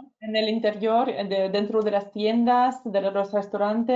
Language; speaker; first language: Spanish; non-native, fluent; French